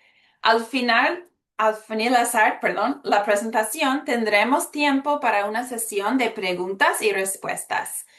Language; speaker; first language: Spanish; early bilingual, heritage; Spanish